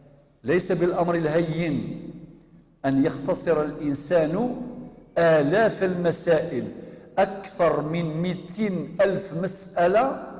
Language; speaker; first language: Arabic; non-native, local second language; Kabyle